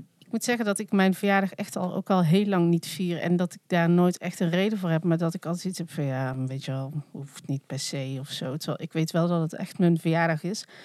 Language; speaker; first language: Dutch; native; Dutch